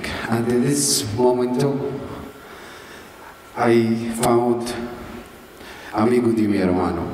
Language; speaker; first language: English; non-native, learner; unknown